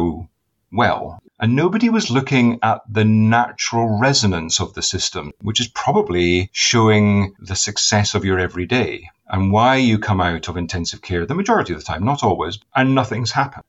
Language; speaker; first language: English; native; English